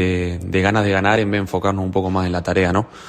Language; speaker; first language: Spanish; native; Spanish